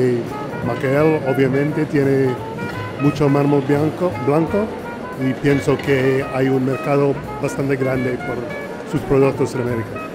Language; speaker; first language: Spanish; non-native, learner; English